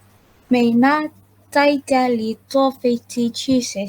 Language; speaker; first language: Chinese; non-native, learner; Malay